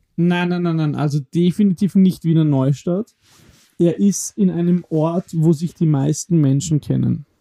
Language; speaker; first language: German; native; German